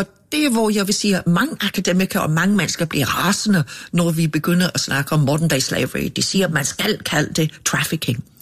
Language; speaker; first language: Danish; non-native, fluent; English